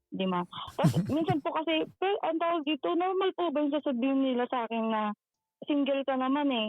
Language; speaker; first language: Filipino; non-native, local second language; Iloko